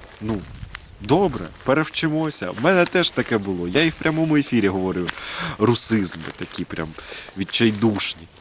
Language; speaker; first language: Ukrainian; non-native, local second language; Russian